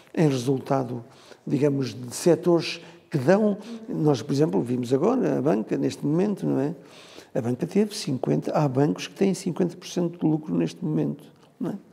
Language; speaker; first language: Portuguese; native; Portuguese